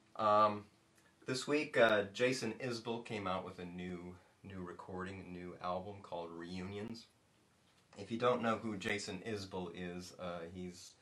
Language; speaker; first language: English; native; English